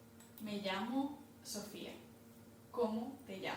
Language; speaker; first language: Spanish; non-native, learner; English